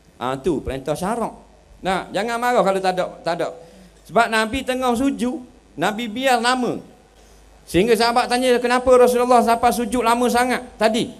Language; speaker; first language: Malay; native; Malay